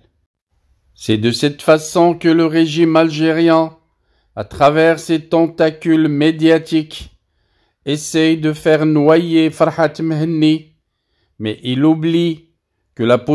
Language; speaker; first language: French; non-native, local second language; Arabic